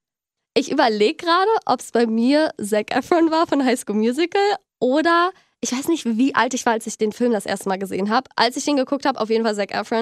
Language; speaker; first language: German; native; German